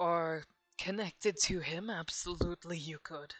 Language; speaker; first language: English; native; English